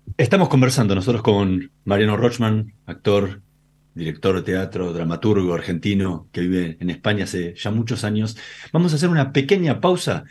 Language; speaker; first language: Spanish; native; Spanish